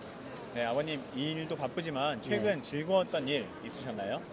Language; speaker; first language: Korean; native; Korean